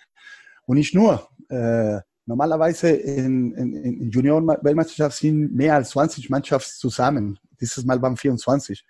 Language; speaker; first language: German; non-native, fluent; Spanish